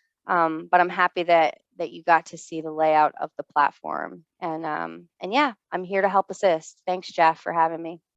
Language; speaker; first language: English; native; English